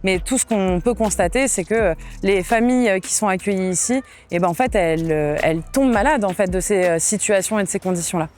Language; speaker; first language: French; native; French